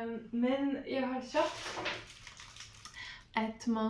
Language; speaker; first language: Swedish; non-native, learner; Polish